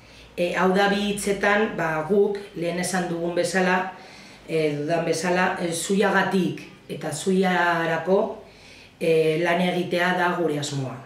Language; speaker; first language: Basque; non-native, local second language; Spanish